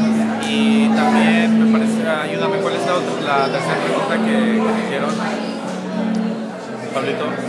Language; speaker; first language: Spanish; native; Spanish